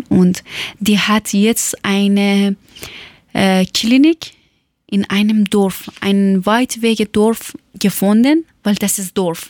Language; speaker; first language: German; non-native, learner; Persian